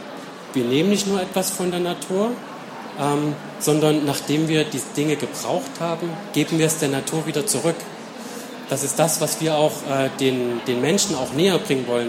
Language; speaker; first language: German; native; German